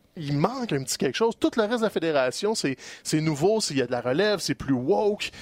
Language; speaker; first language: French; native; French